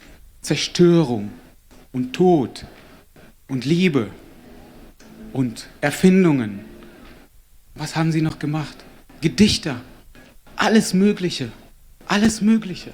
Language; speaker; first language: German; non-native, fluent; Arabic